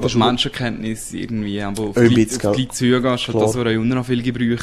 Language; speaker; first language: German; native; German